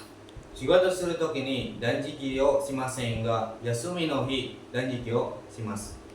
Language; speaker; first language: Japanese; non-native, learner; Indonesian